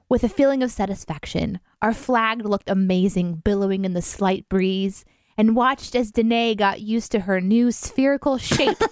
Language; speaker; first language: English; native; English